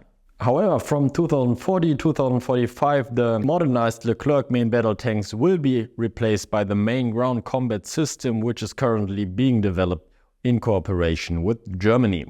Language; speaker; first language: English; non-native, fluent; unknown